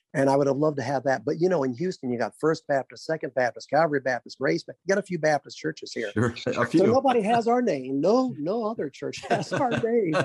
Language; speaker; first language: English; native; English